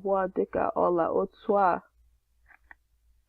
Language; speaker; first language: Igbo; non-native, learner; English